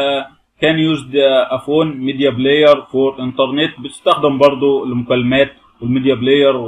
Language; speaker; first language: Arabic; native; Arabic